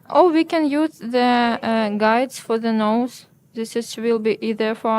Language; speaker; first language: English; non-native, learner; Ukrainian